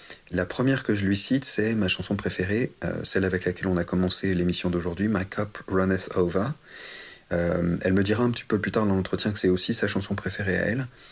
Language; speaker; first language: French; native; French